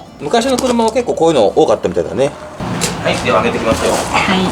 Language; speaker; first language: Japanese; native; Japanese